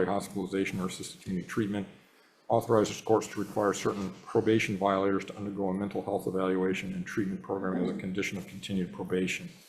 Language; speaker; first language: English; native; English